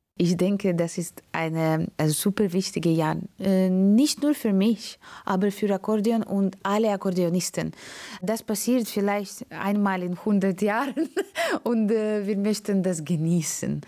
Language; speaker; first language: German; non-native, fluent; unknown